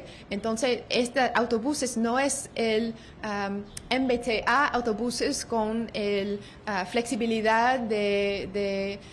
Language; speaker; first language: Spanish; non-native, learner; English